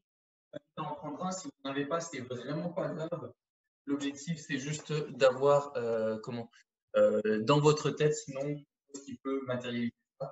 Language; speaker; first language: French; native; French